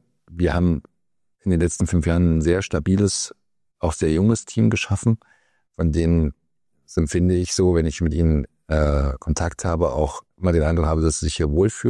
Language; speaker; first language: German; native; German